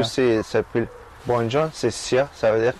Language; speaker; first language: French; non-native, learner; Persian